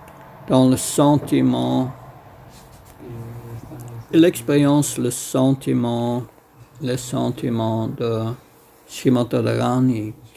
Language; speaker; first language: French; non-native, fluent; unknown